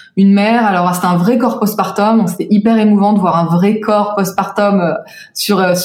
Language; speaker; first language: French; native; French